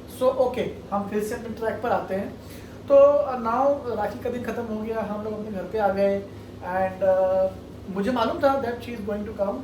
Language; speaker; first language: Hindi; non-native, local second language; Marathi